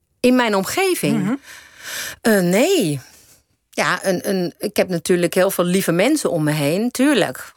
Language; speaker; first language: Dutch; native; Dutch